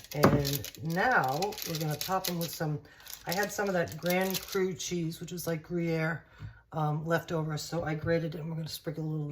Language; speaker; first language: English; native; English